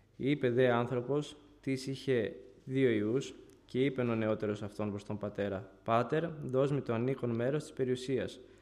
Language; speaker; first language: Greek; early bilingual, other home language; Bulgarian